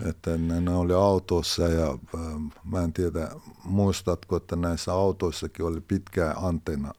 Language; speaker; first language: Finnish; non-native, fluent; Persian